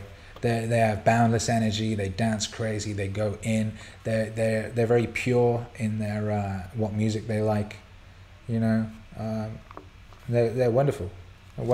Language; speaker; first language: English; native; English